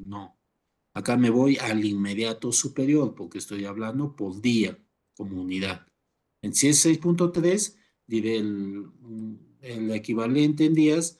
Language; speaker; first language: Spanish; native; Spanish